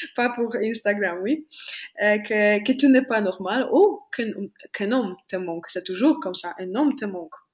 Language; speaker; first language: French; non-native, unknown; Polish